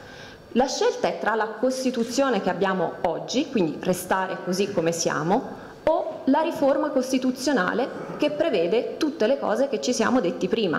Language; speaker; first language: Italian; native; Italian